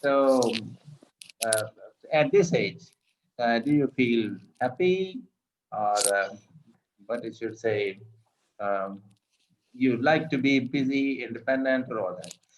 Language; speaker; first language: English; non-native, local second language; Urdu